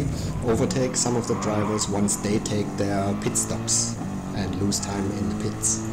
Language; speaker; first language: English; non-native, fluent; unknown